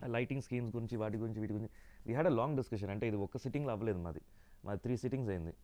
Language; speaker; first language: Telugu; native; Telugu